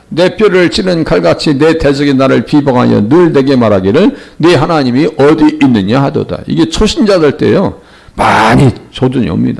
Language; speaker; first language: Korean; native; Korean